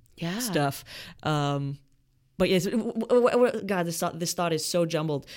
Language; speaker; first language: English; native; English